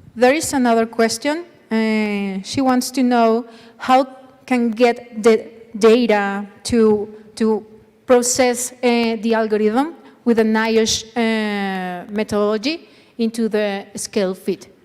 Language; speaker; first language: English; non-native, learner; Spanish